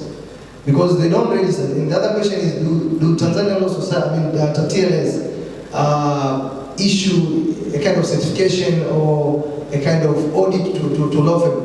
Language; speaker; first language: English; non-native, local second language; Swahili